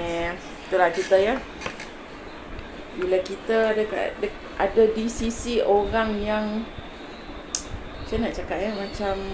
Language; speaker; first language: Malay; native; Malay